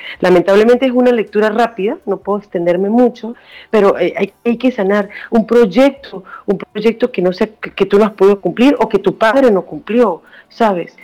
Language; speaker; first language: Spanish; native; Spanish